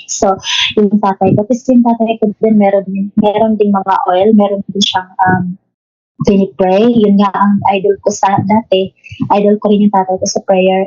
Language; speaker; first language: Filipino; non-native, local second language; Cebuano